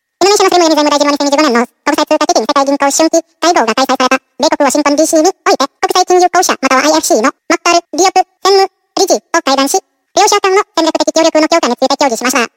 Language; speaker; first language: Japanese; non-native, fluent; Indonesian